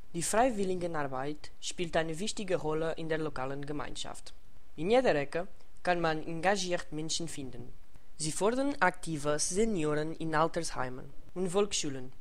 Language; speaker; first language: German; non-native, learner; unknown